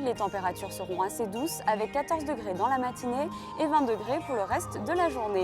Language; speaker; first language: French; native; French